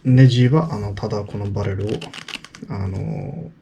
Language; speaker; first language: Japanese; non-native, learner; English